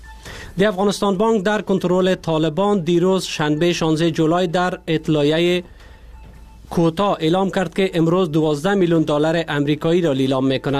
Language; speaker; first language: Persian; native; Persian